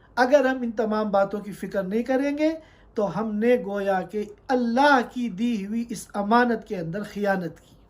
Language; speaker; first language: Urdu; native; Urdu